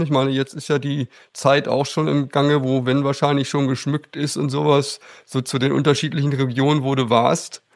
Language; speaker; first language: German; native; German